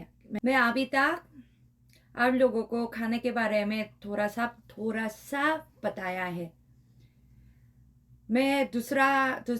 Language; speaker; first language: Hindi; non-native, learner; Korean